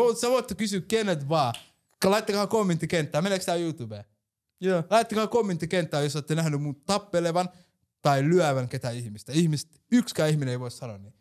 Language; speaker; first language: Finnish; early bilingual, other home language; Somali